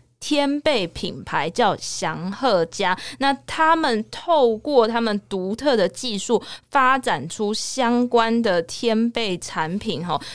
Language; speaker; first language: Chinese; native; Chinese